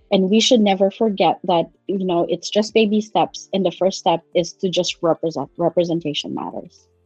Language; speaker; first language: English; non-native, local second language; Cebuano